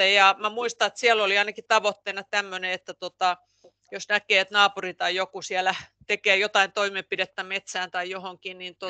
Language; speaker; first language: Finnish; native; Finnish